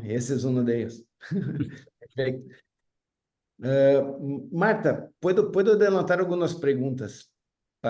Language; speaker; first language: Spanish; non-native, fluent; Portuguese